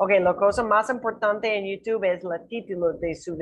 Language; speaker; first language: Spanish; non-native, learner; English